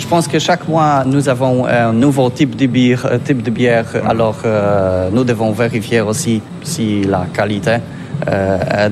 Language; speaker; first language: French; non-native, learner; Polish